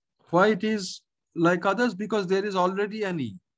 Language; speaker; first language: English; non-native, local second language; Bangla